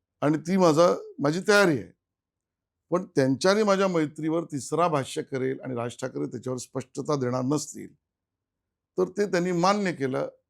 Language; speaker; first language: Marathi; native; Marathi